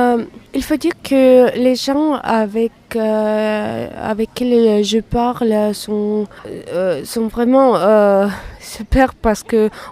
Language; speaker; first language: French; non-native, fluent; Russian